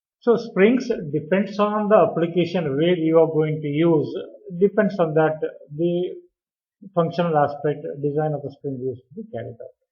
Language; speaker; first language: English; non-native, local second language; Kannada